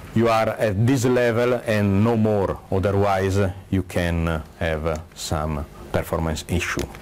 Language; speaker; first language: English; non-native, fluent; Italian